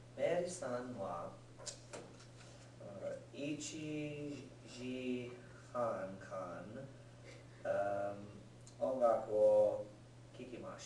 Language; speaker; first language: Japanese; non-native, learner; English